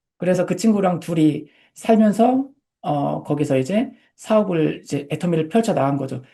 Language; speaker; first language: Korean; native; Korean